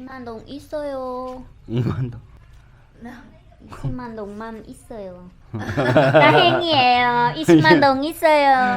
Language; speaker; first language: Korean; non-native, learner; Vietnamese